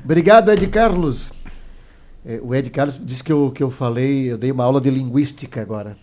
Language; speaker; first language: Portuguese; native; Portuguese